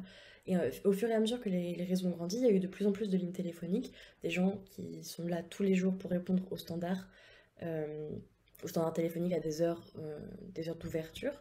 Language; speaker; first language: French; native; French